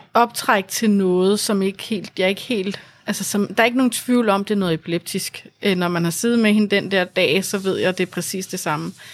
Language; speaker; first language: Danish; native; Danish